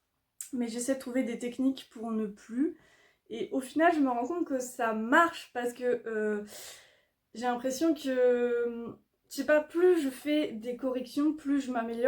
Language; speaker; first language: French; native; French